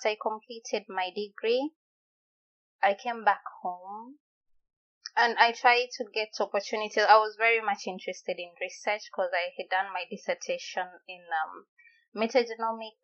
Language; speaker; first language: English; non-native, local second language; Gusii